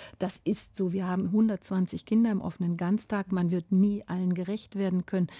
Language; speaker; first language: German; native; German